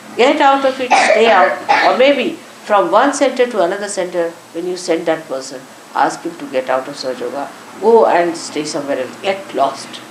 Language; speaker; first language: English; non-native, local second language; Marathi